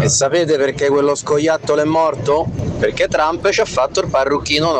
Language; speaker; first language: Italian; native; Italian